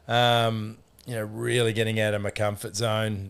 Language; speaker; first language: English; native; English